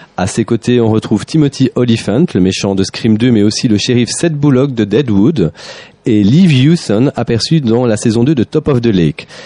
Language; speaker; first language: French; native; French